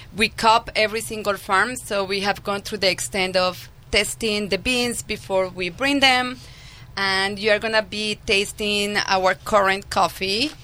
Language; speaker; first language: English; non-native, fluent; Spanish